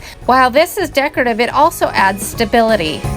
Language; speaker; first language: English; native; English